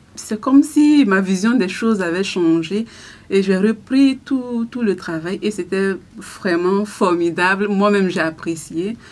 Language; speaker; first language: French; non-native, local second language; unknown